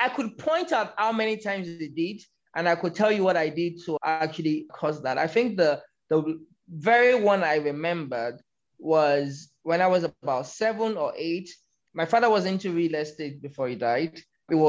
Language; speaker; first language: English; non-native, local second language; Yoruba